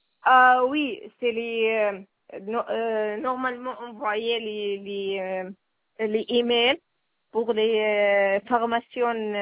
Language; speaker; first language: French; non-native, learner; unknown